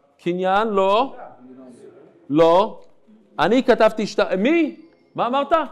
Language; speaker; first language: Hebrew; non-native, fluent; English